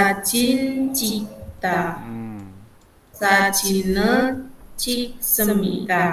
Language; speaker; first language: Korean; non-native, learner; Indonesian